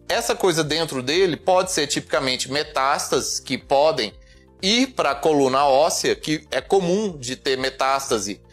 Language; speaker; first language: Portuguese; native; Portuguese